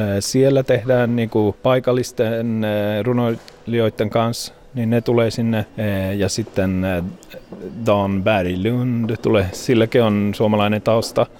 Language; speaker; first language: Finnish; early bilingual, heritage; Finnish